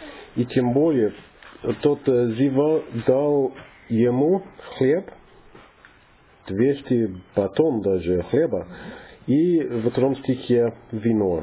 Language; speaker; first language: Russian; non-native, learner; English